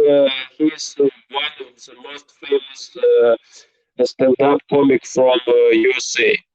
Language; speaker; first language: English; non-native, learner; Belarusian